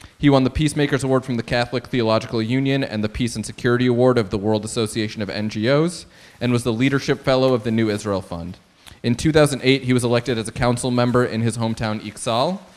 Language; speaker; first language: English; native; English